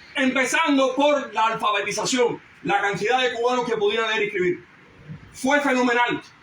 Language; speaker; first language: Spanish; early bilingual, heritage; Spanish